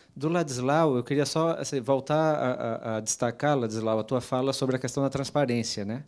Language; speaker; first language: Portuguese; native; Portuguese